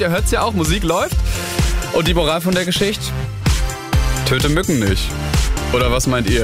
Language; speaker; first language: German; native; German